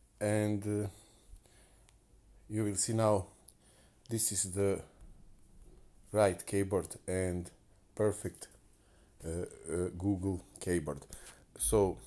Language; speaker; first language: English; non-native, learner; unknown